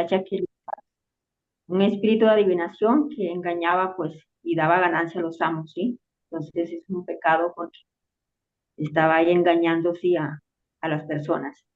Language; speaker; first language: Spanish; native; Spanish